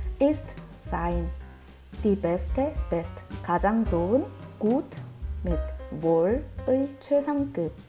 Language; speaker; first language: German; non-native, fluent; Korean